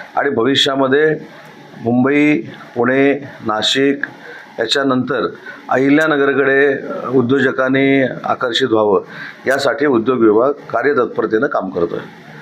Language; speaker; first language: Marathi; native; Marathi